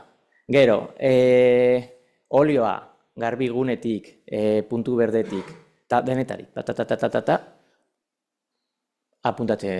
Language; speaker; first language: Basque; non-native, local second language; Spanish